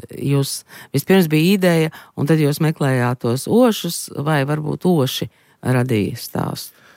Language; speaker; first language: Latvian; native; Latvian